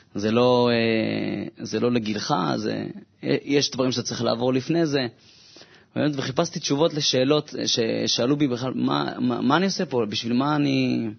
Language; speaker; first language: Hebrew; native; Hebrew